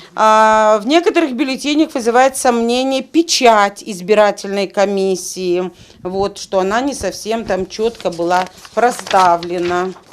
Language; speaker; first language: Russian; native; Russian